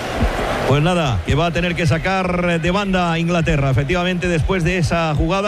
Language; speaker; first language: Spanish; native; Spanish